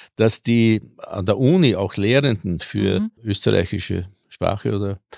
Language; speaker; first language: German; early bilingual, other home language; Croatian